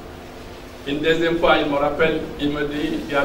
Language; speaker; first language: French; non-native, local second language; Fula